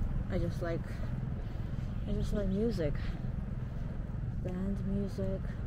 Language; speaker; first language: English; non-native, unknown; Korean